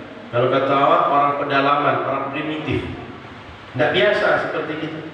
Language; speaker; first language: Indonesian; non-native, local second language; Malay